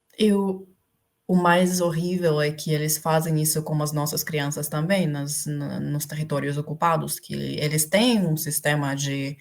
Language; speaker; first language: Portuguese; non-native, fluent; Ukrainian